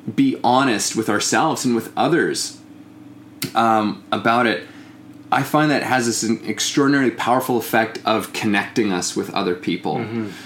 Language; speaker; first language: English; native; English